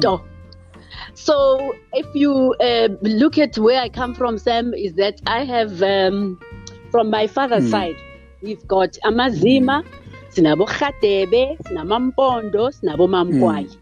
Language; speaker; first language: English; non-native, local second language; Xhosa